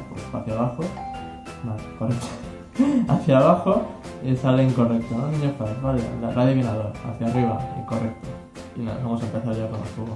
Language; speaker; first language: Spanish; native; Spanish